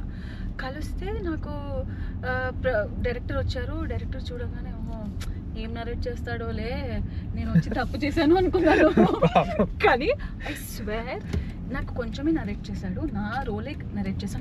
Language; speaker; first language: Telugu; native; Telugu